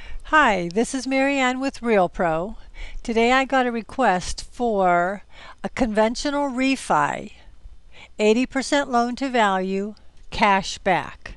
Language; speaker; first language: English; native; English